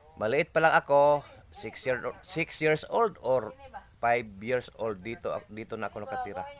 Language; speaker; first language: Filipino; non-native, local second language; Cebuano